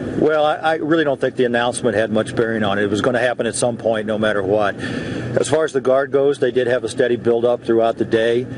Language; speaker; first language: English; native; English